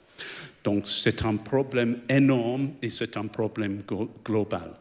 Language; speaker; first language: French; non-native, fluent; English